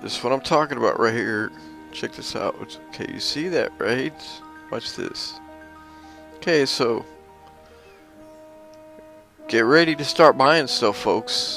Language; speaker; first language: English; native; English